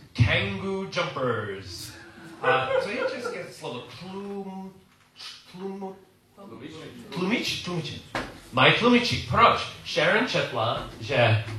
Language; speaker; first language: Czech; non-native, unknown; English